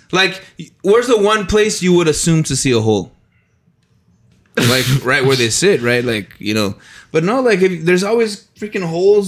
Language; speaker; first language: English; early bilingual, other home language; Spanish